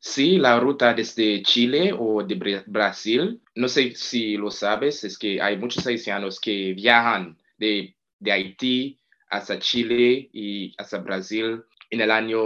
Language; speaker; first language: Spanish; non-native, fluent; Haitian Creole